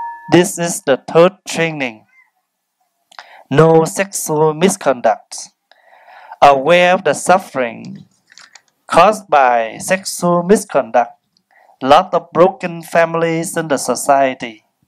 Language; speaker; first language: English; non-native, fluent; Vietnamese